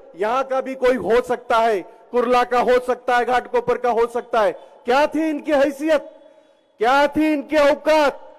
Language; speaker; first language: Hindi; non-native, local second language; Marathi